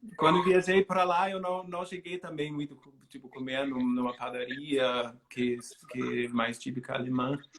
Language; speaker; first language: Portuguese; non-native, fluent; German